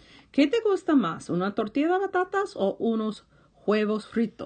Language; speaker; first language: Spanish; non-native, fluent; English